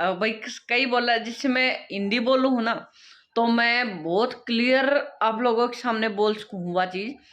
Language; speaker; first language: Hindi; native; Hindi